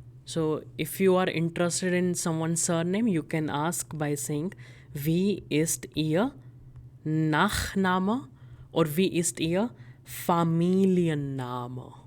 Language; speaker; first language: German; non-native, fluent; Hindi